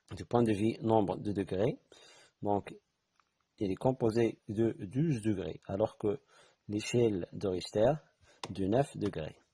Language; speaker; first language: French; non-native, local second language; Arabic